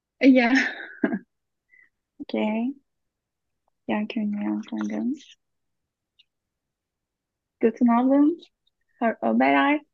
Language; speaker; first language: German; non-native, learner; Turkish